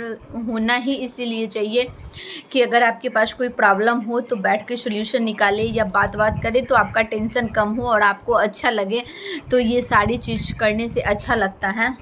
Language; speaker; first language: Hindi; non-native, local second language; Bhojpuri